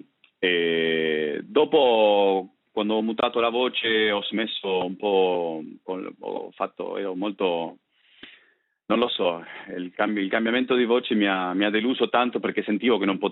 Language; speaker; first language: Italian; non-native, fluent; Spanish